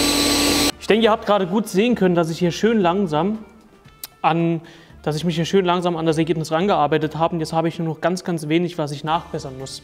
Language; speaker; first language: German; native; German